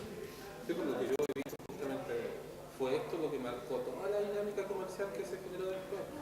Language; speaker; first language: Spanish; native; Spanish